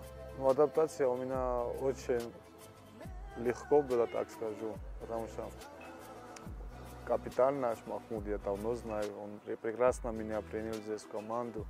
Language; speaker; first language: Russian; non-native, fluent; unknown